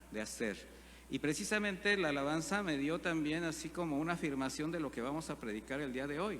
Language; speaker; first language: Spanish; native; Spanish